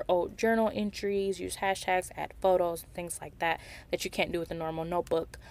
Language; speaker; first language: English; native; English